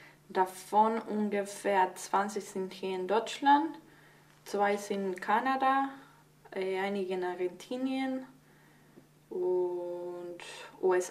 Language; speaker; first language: German; early bilingual, heritage; Spanish